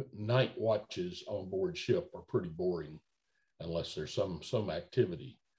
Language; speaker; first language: English; native; English